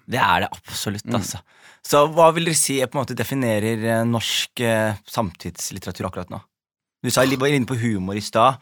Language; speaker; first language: Norwegian; early bilingual, other home language; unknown